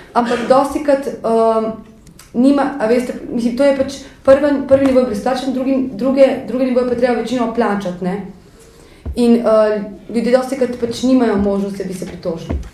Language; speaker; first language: Slovenian; native; Slovenian